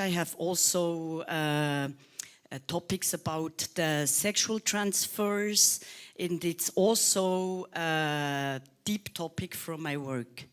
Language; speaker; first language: English; non-native, learner; Swiss German